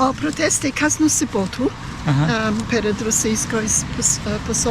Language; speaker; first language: Ukrainian; early bilingual, heritage; Ukrainian